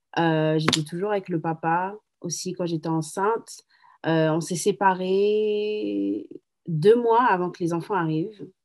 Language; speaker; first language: French; native; French